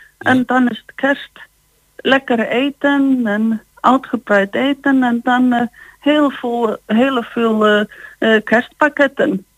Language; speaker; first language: Dutch; non-native, fluent; Icelandic